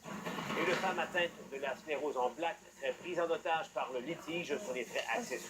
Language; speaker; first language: French; native; French